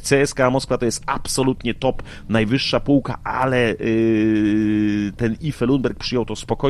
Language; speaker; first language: Polish; native; Polish